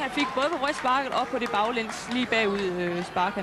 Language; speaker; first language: Danish; native; Danish